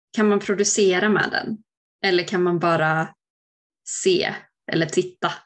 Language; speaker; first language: Swedish; native; Swedish